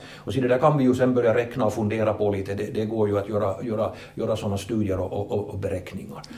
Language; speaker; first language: Swedish; native; Swedish